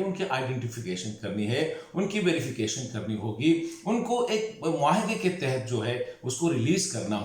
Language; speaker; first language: Hindi; non-native, local second language; Pashto